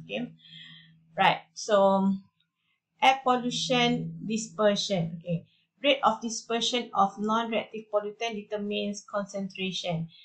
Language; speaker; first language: English; non-native, local second language; Malay